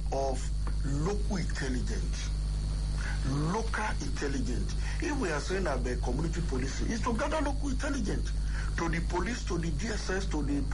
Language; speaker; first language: English; non-native, local second language; Yoruba